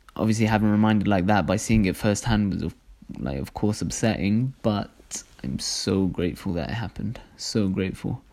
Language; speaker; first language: English; native; English